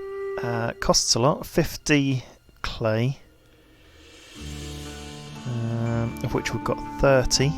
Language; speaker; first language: English; native; English